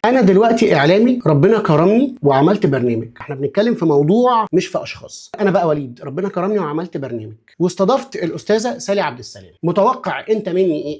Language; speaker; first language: Arabic; native; Arabic